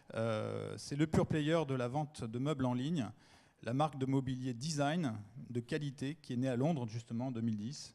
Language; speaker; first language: French; native; French